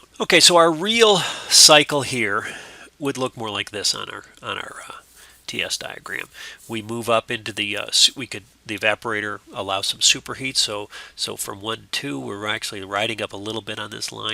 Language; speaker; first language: English; native; English